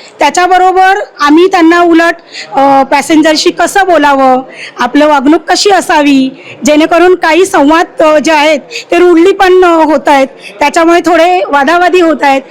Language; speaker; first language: Marathi; native; Marathi